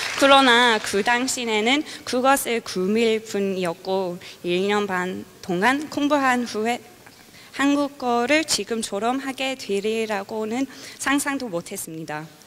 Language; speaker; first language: Korean; non-native, fluent; English